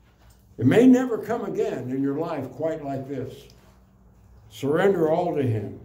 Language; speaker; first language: English; native; English